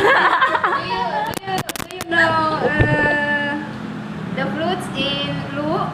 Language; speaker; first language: English; non-native, learner; Indonesian